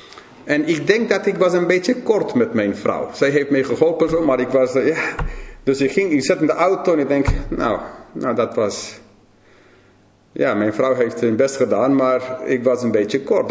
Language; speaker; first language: Dutch; non-native, fluent; English